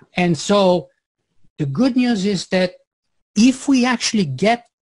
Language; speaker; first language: English; non-native, fluent; Bulgarian